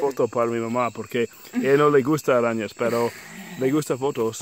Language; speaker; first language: Spanish; non-native, learner; English